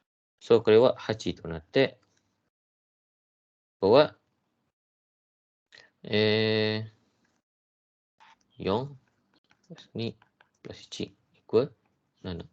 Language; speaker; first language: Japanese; non-native, fluent; Malay